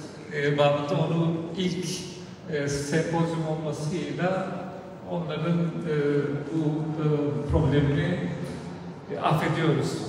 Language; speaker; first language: Turkish; non-native, local second language; Aramaic